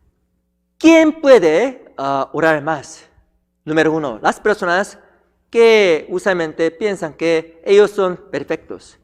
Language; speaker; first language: Spanish; non-native, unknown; Korean